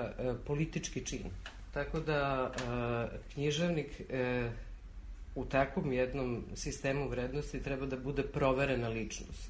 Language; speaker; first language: Serbian; native; Serbian